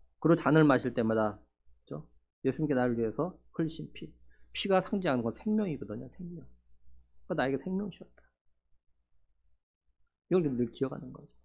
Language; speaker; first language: Korean; native; Korean